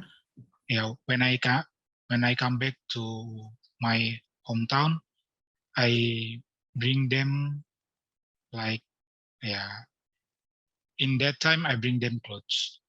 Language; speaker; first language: English; non-native, learner; Indonesian